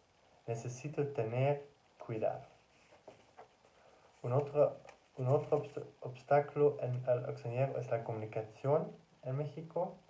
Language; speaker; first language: Spanish; non-native, learner; Dutch